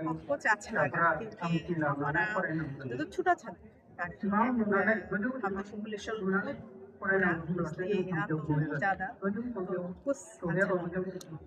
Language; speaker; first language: Hindi; non-native, learner; Kok Borok